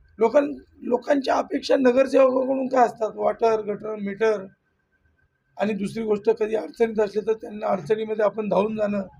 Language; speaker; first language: Marathi; native; Marathi